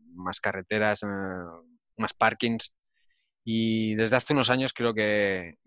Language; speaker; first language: Spanish; native; Spanish